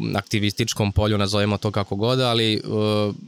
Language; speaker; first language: Serbian; non-native, local second language; Rusyn